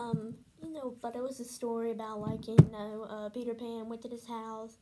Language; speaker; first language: English; native; English